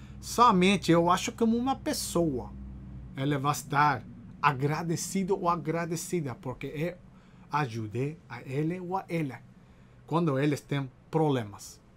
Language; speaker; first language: Portuguese; non-native, learner; Spanish